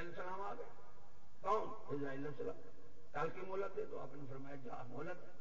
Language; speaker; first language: Urdu; non-native, local second language; Punjabi